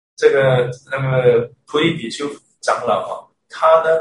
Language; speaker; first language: Chinese; early bilingual, other home language; English